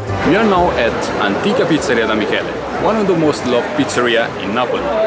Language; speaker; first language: English; non-native, fluent; Italian